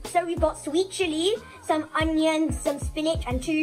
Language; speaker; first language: English; native; English